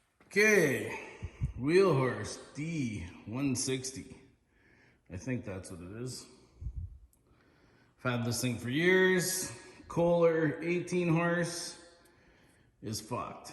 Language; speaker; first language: English; native; English